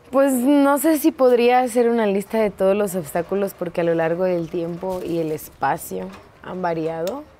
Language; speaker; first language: Spanish; native; Spanish